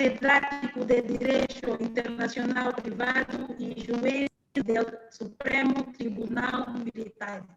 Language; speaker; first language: Spanish; non-native, fluent; Portuguese